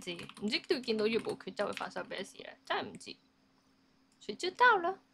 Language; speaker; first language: Cantonese; early bilingual, heritage; Cantonese